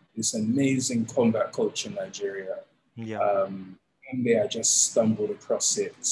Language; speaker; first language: English; native; English